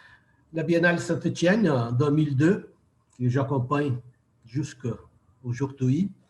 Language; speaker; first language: French; non-native, fluent; Portuguese